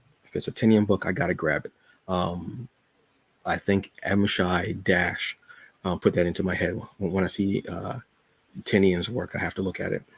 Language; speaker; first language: English; native; English